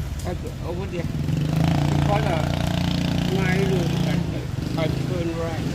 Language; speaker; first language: English; non-native, learner; Thai